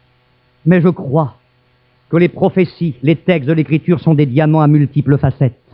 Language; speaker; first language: French; native; French